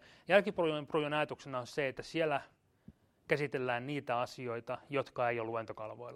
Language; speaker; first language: Finnish; native; Finnish